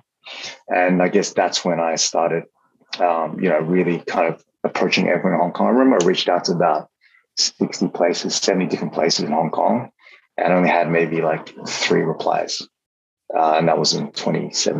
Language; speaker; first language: English; native; English